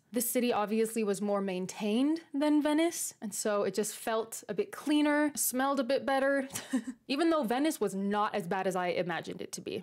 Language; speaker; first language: English; native; English